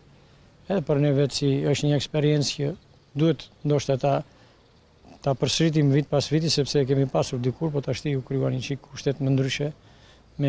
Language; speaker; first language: Albanian; native; Albanian